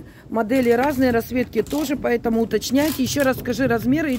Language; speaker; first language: Russian; native; Russian